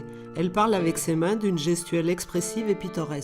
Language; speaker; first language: French; native; French